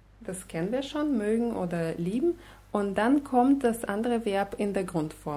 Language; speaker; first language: German; non-native, fluent; Russian